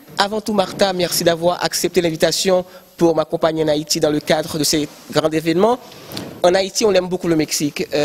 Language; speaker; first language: French; non-native, local second language; Haitian Creole